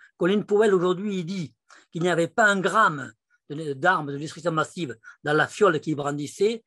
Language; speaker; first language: French; native; French